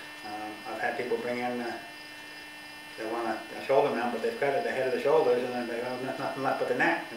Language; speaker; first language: English; native; English